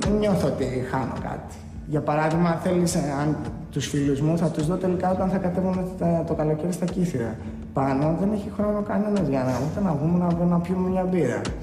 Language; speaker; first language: Greek; native; Greek